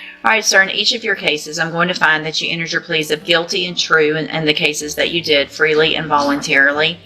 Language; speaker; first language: English; native; English